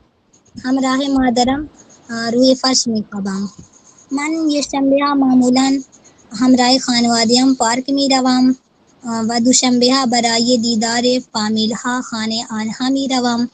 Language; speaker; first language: Persian; non-native, learner; Urdu